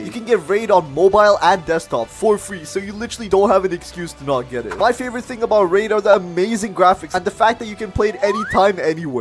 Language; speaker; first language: English; native; English